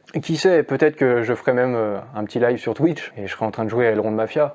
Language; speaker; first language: French; native; French